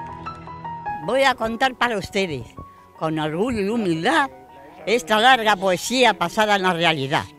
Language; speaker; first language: Spanish; native; Spanish